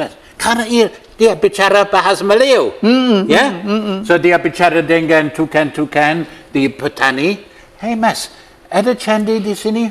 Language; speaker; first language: Indonesian; non-native, learner; English